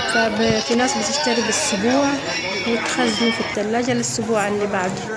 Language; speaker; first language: Arabic; native; Arabic